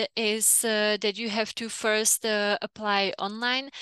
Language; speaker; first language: English; non-native, fluent; Czech